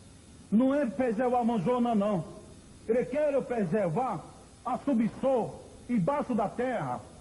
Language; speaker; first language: Portuguese; non-native, local second language; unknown